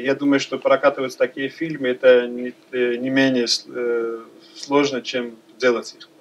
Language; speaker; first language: Russian; non-native, local second language; Georgian